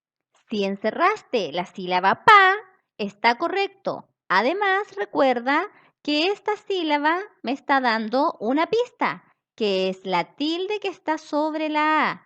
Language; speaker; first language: Spanish; native; Spanish